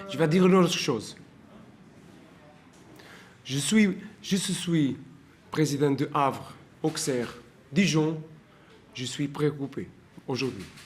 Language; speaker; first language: French; non-native, learner; Portuguese